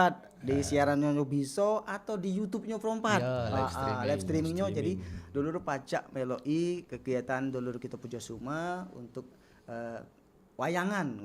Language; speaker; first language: Indonesian; native; Indonesian